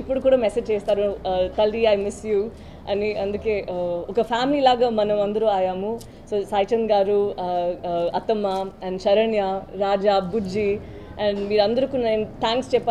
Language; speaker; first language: Telugu; non-native, learner; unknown